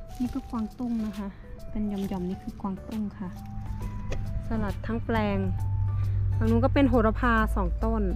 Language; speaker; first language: Thai; native; Thai